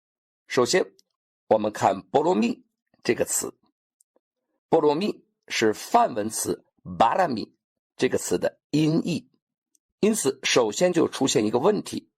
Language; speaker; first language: Chinese; native; Chinese